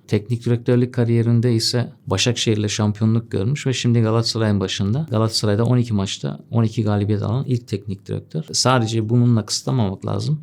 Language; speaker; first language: Turkish; early bilingual, heritage; Turkish